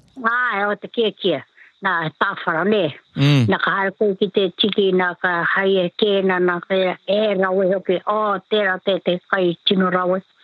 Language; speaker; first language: Māori; native; Māori